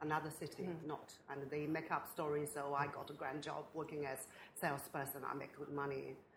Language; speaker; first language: English; non-native, fluent; Chinese